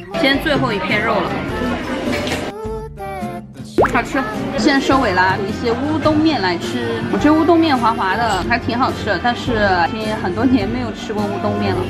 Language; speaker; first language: Chinese; native; Chinese